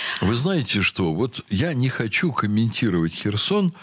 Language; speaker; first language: Russian; native; Russian